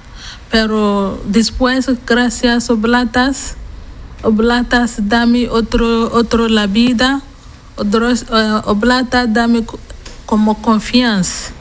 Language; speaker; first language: Spanish; non-native, learner; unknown